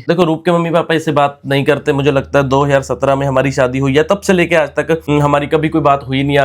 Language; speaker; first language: Hindi; native; Hindi